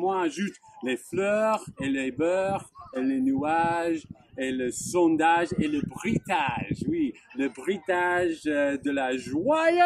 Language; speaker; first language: French; non-native, learner; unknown